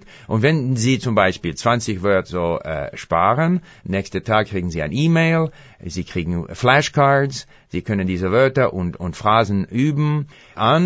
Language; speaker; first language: German; non-native, fluent; English